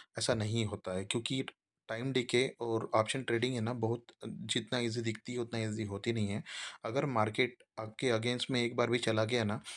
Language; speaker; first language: Hindi; native; Hindi